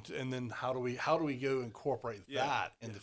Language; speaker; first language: English; native; English